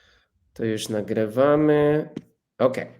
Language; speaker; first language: Polish; non-native, fluent; English